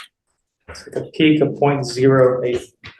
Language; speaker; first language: English; native; English